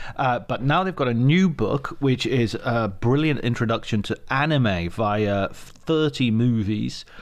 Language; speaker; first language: English; native; English